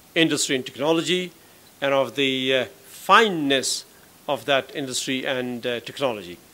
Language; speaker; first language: English; non-native, fluent; Pashto